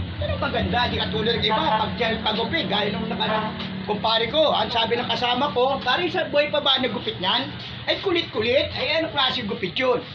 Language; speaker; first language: Filipino; native; Filipino